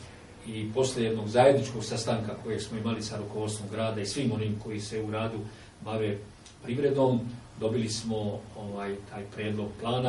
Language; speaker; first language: Serbian; native; Serbian